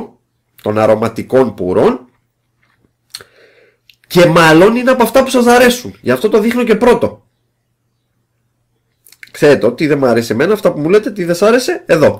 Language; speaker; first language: Greek; native; Greek